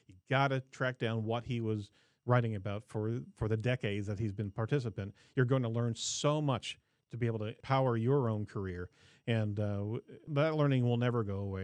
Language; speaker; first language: English; native; English